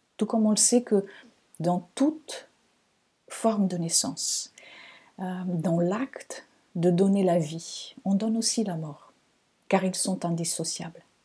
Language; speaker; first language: French; non-native, fluent; Portuguese